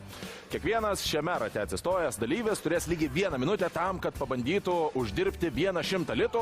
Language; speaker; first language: Lithuanian; native; Lithuanian